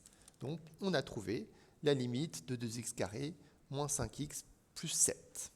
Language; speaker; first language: French; native; French